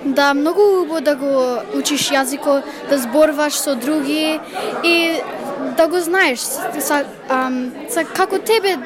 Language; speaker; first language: Macedonian; early bilingual, heritage; Macedonian